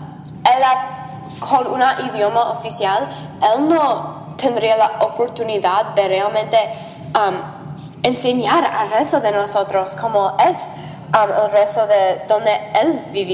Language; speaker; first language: Spanish; non-native, learner; English